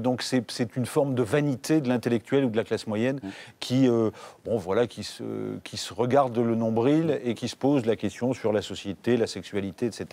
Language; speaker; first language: French; native; French